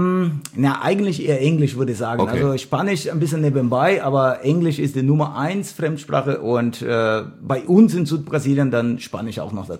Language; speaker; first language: German; non-native, fluent; Portuguese